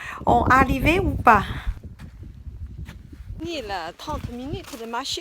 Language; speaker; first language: French; non-native, learner; Chinese